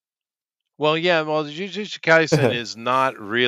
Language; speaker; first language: English; native; English